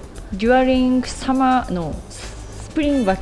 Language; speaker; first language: English; non-native, learner; Japanese